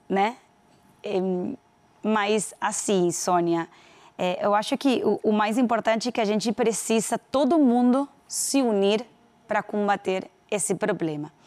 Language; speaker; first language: Portuguese; non-native, fluent; Spanish